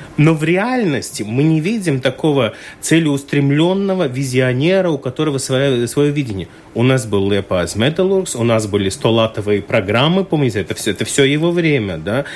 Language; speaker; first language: Russian; non-native, local second language; Latvian